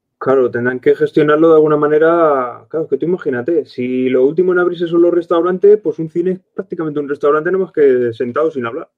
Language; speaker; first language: Spanish; native; Spanish